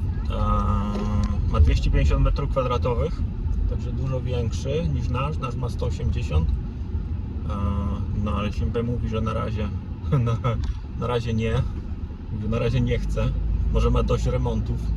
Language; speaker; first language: Polish; native; Polish